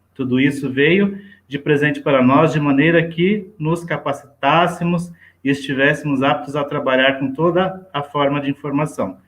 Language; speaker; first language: Portuguese; native; Portuguese